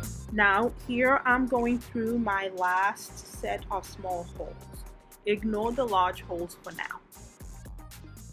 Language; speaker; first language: English; native; English